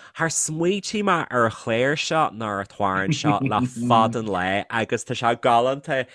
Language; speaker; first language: Irish; native; Irish